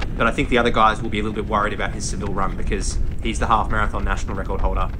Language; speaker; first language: English; native; English